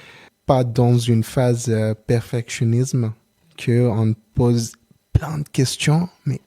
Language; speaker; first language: French; non-native, learner; Telugu